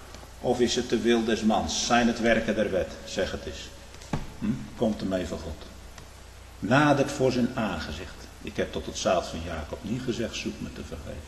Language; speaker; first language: Dutch; native; Dutch